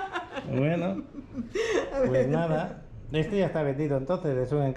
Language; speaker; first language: Spanish; native; Spanish